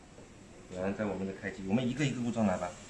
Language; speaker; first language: Chinese; native; Chinese